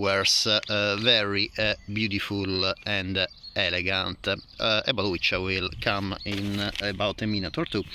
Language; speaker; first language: English; non-native, fluent; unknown